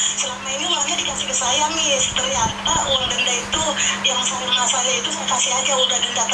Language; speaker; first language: Indonesian; native; Indonesian